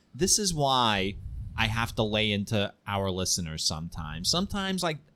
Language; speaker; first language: English; early bilingual, heritage; Ukrainian